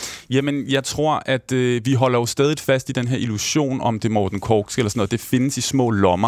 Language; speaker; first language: Danish; native; Danish